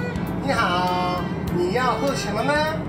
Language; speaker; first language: Chinese; non-native, fluent; Japanese